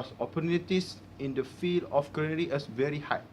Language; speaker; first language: English; non-native, learner; Malay